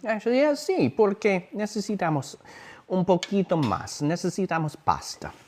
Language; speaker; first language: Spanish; non-native, learner; English